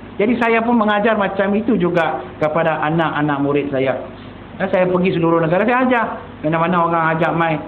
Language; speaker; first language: Malay; non-native, local second language; Tamil